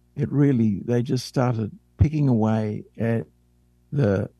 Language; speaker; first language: English; native; English